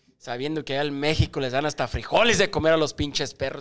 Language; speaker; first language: Spanish; early bilingual, heritage; Spanish